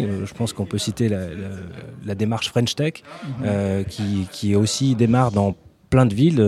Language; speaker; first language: French; native; French